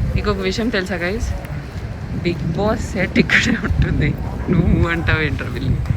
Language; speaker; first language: Telugu; non-native, local second language; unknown